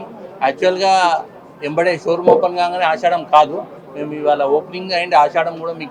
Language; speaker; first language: Telugu; native; Telugu